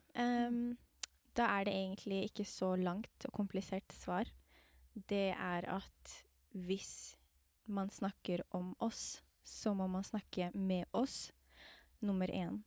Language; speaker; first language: Norwegian; non-native, fluent; Somali